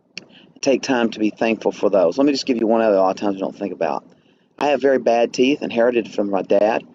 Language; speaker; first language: English; native; English